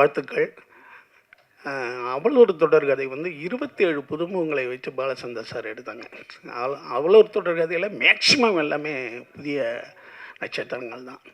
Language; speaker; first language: Tamil; native; Tamil